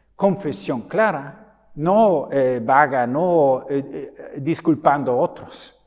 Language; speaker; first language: Spanish; non-native, fluent; German